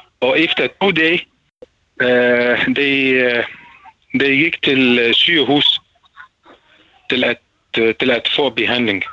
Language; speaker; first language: Danish; non-native, learner; Arabic